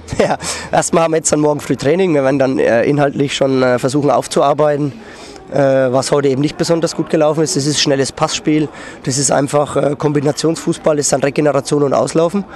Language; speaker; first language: German; native; German